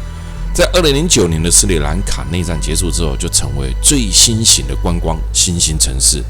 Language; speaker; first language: Chinese; native; Chinese